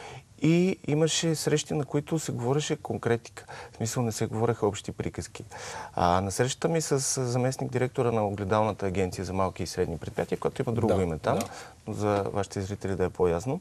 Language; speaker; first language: Bulgarian; native; Bulgarian